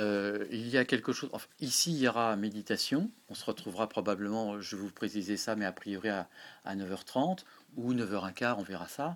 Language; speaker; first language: French; native; French